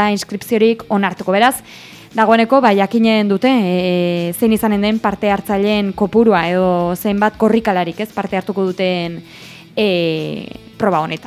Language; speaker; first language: Basque; native; Basque